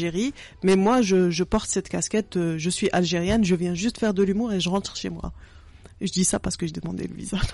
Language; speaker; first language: French; non-native, local second language; Arabic